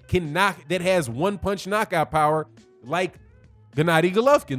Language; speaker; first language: English; native; English